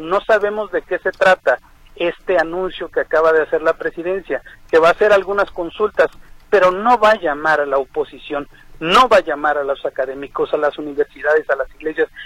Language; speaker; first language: Spanish; native; Spanish